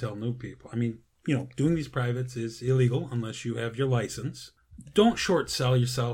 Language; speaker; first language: English; native; English